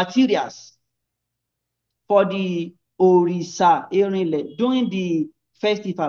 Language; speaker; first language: English; non-native, local second language; Yoruba